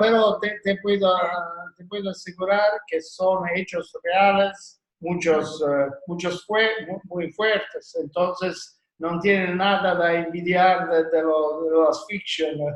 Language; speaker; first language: Spanish; non-native, learner; Italian